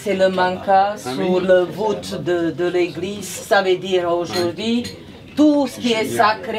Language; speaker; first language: French; non-native, fluent; Serbian